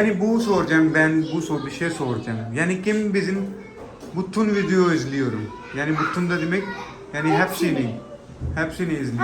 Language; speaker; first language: Turkish; non-native, learner; Urdu